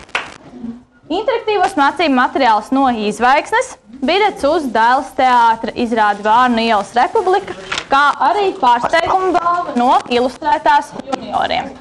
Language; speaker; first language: Latvian; native; Latvian